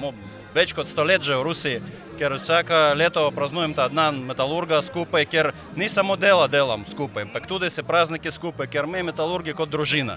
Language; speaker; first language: Slovenian; non-native, learner; Russian